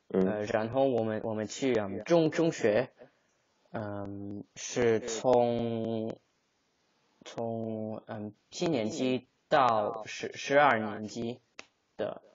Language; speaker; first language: Chinese; non-native, learner; English